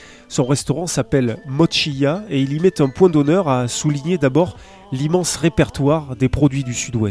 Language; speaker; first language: French; native; French